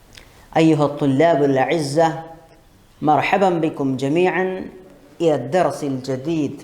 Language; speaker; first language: Arabic; non-native, fluent; Malayalam